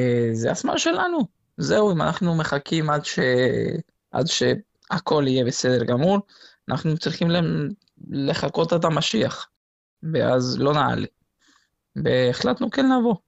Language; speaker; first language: Hebrew; non-native, fluent; Spanish